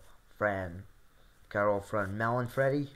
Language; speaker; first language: English; native; English